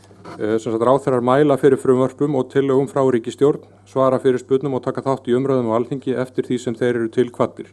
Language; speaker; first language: Icelandic; native; Icelandic